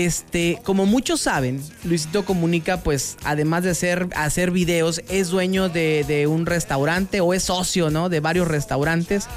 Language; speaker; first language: Spanish; native; Spanish